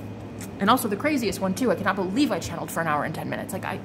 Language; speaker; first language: English; native; English